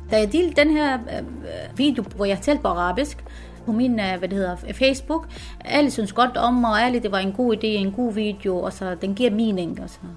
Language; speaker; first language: Danish; non-native, fluent; Arabic